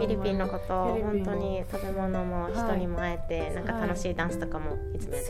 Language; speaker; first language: Japanese; native; Japanese